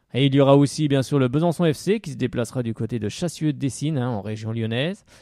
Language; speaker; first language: French; native; French